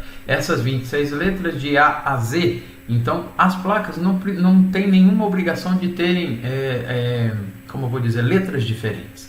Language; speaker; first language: Portuguese; native; Portuguese